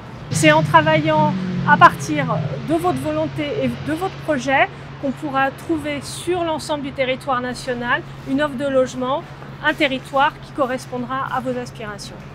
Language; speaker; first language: French; native; French